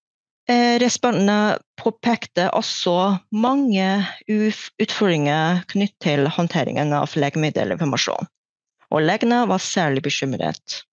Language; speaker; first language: Norwegian; non-native, fluent; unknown